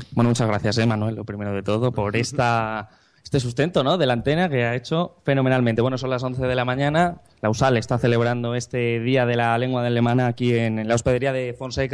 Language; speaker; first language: Spanish; native; Spanish